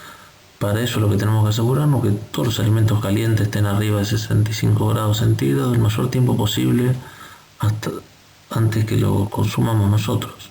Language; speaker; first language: Spanish; native; Spanish